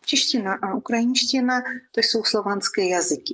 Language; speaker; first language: Czech; non-native, fluent; Ukrainian